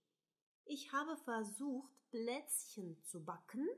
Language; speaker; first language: German; non-native, fluent; Russian